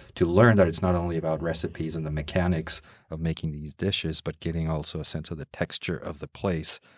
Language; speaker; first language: English; early bilingual, heritage; English